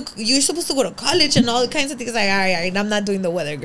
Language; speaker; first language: English; early bilingual, other home language; Spanish